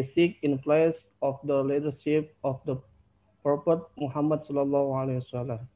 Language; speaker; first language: English; non-native, learner; Indonesian